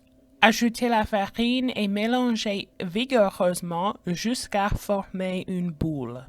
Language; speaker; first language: French; non-native, fluent; English